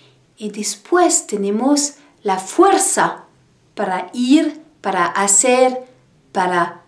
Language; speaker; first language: Spanish; non-native, learner; French